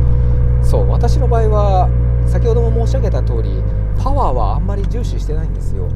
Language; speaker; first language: Japanese; native; Japanese